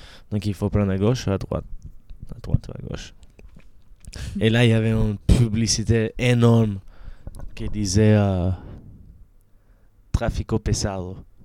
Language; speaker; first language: French; non-native, fluent; Spanish